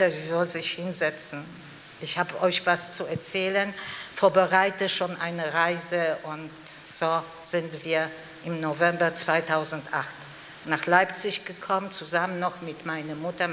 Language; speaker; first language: German; non-native, fluent; Polish